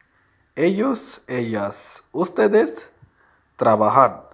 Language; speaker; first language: Spanish; non-native, fluent; Urdu